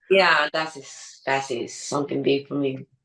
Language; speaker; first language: English; non-native, learner; Spanish